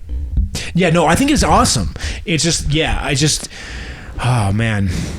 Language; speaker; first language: English; native; English